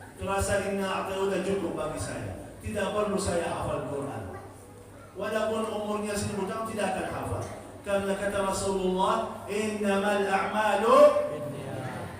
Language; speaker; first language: Malay; non-native, fluent; Arabic